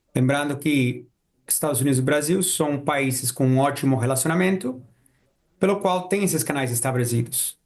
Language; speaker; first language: Portuguese; non-native, fluent; Spanish